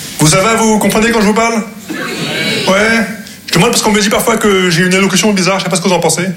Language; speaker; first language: French; non-native, local second language; Arabic